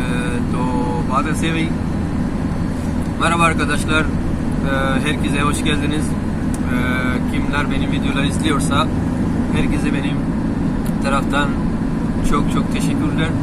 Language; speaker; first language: Turkish; non-native, learner; Urdu